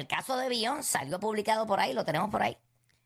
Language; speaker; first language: Spanish; native; Spanish